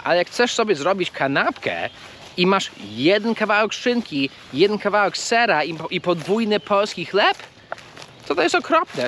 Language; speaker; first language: Polish; non-native, fluent; English